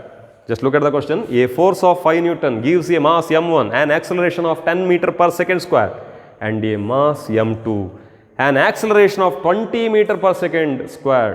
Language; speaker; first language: English; non-native, local second language; Kannada